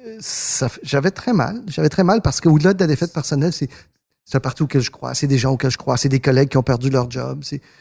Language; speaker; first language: French; early bilingual, other home language; Spanish